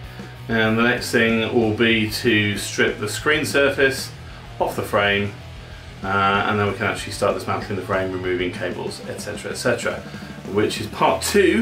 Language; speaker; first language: English; native; English